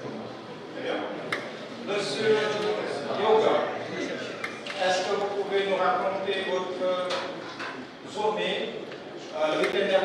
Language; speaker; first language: French; non-native, fluent; Indonesian